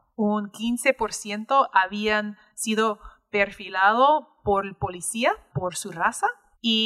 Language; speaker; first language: Spanish; early bilingual, heritage; English